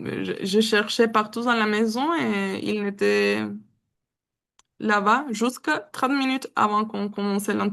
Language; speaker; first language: French; non-native, learner; Spanish